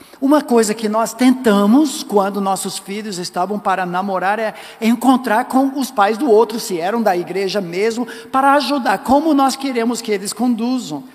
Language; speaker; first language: Portuguese; non-native, fluent; English